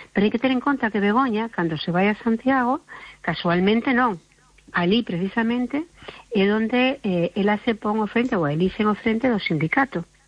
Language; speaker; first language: Galician; non-native, local second language; Spanish